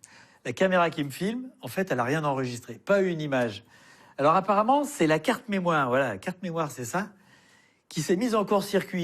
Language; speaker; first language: French; native; French